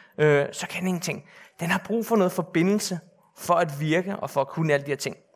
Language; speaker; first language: Danish; native; Danish